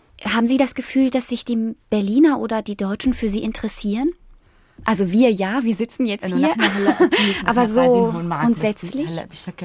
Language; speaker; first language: German; native; German